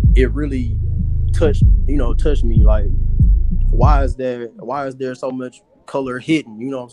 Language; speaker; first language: English; native; English